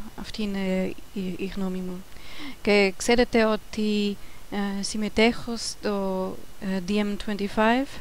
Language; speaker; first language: Greek; non-native, learner; German